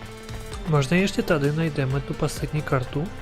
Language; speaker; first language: Czech; non-native, learner; Ukrainian